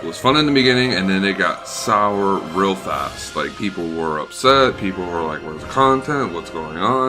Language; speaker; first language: English; native; English